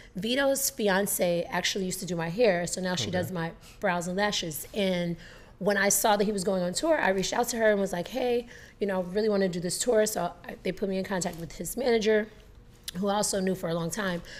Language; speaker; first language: English; native; English